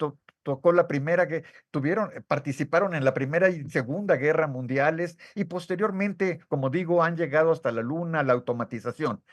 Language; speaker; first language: Spanish; native; Spanish